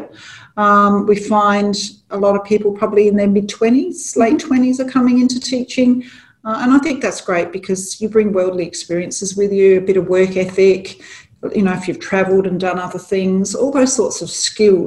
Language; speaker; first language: English; native; English